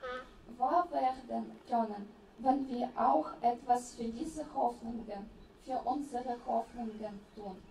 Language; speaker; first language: German; non-native, fluent; Russian